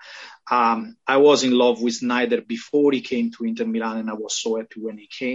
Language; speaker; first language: English; non-native, fluent; Italian